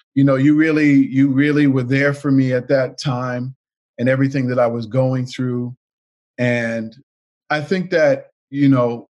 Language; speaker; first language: English; native; English